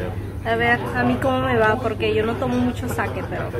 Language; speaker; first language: Spanish; native; Spanish